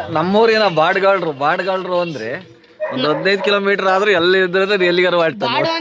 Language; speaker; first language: Kannada; native; Kannada